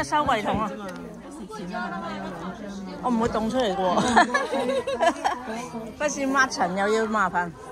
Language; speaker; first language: Chinese; native; Chinese